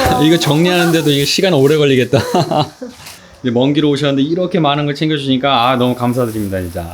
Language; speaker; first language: Korean; native; Korean